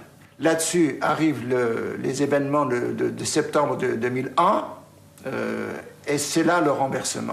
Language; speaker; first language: French; native; French